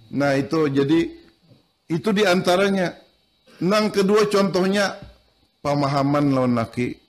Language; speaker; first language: Indonesian; non-native, local second language; Banjar